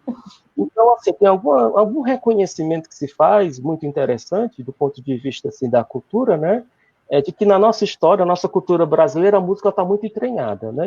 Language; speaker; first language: Portuguese; native; Portuguese